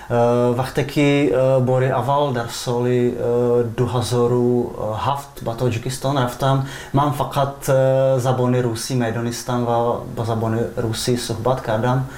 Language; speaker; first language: Persian; non-native, fluent; Czech